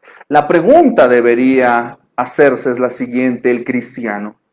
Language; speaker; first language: Spanish; native; Spanish